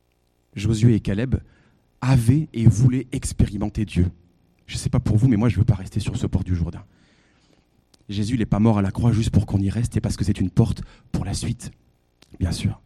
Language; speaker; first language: French; native; French